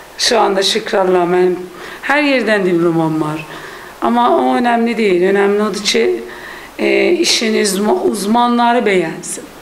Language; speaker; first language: Turkish; non-native, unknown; Persian